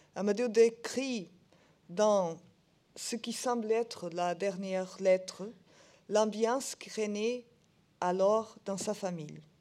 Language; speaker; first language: French; non-native, learner; Portuguese